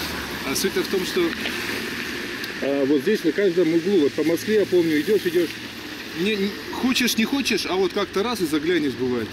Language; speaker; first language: Russian; native; Russian